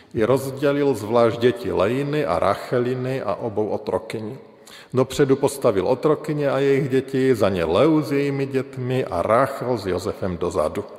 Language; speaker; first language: Czech; native; Czech